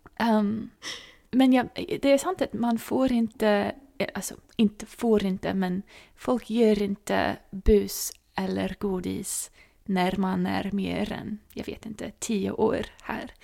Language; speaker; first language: Swedish; non-native, fluent; English